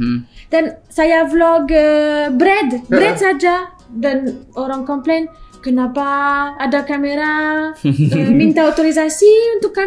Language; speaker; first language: Indonesian; non-native, learner; French